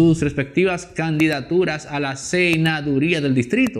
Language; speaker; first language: Spanish; native; Spanish